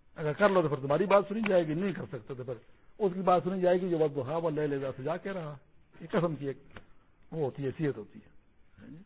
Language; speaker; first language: Urdu; non-native, local second language; Pashto